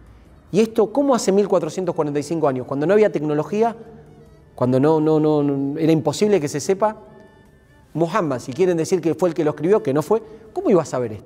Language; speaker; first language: Spanish; native; Spanish